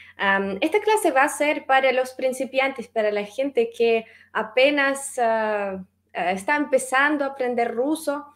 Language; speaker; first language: Spanish; non-native, fluent; Russian